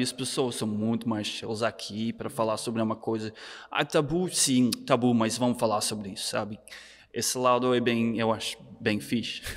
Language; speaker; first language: Portuguese; non-native, fluent; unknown